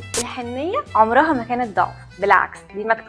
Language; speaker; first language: Arabic; native; Arabic